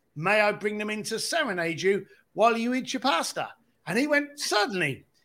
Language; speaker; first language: English; native; English